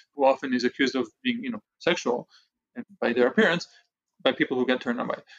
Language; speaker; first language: English; early bilingual, other home language; Hebrew